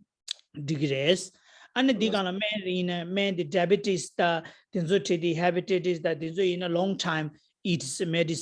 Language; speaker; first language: English; non-native, learner; Tibetan